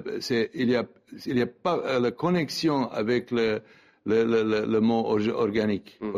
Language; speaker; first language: French; non-native, learner; Serbian